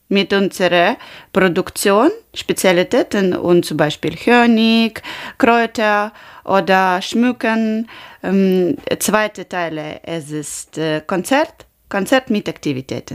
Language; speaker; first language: German; non-native, learner; Ukrainian